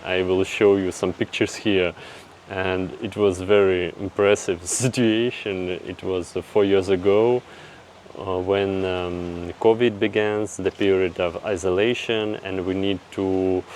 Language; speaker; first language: English; non-native, fluent; Russian